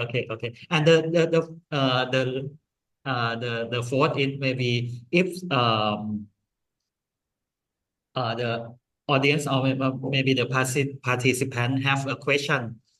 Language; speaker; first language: English; non-native, learner; Thai